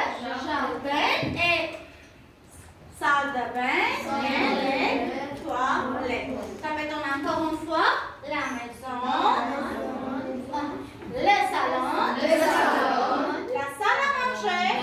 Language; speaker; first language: French; non-native, learner; Armenian